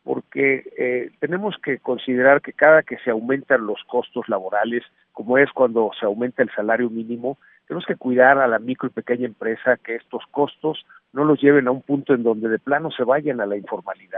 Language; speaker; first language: Spanish; native; Spanish